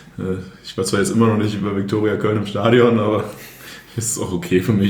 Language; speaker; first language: German; native; German